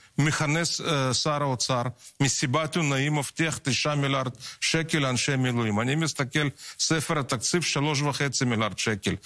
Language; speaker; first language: Hebrew; non-native, fluent; Russian